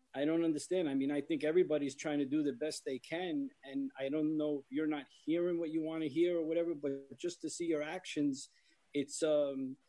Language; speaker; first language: English; native; English